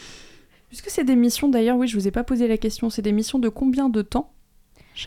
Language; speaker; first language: French; native; French